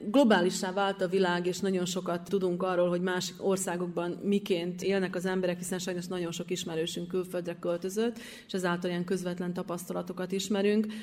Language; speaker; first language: Hungarian; native; Hungarian